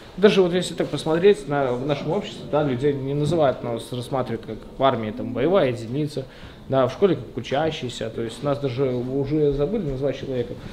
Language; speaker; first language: Russian; native; Russian